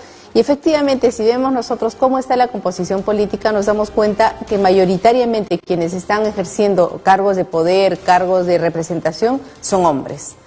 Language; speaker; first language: Spanish; native; Spanish